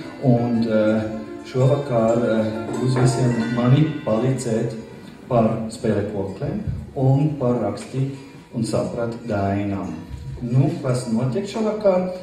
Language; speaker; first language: Latvian; non-native, learner; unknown